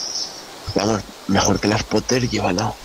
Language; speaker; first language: Spanish; native; Spanish